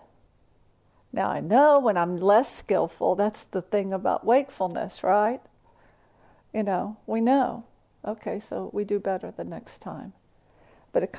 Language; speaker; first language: English; native; English